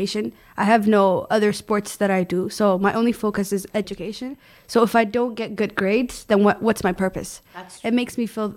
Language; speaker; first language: English; non-native, fluent; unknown